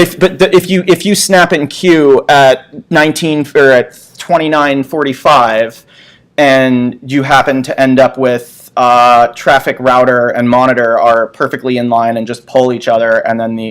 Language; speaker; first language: English; native; English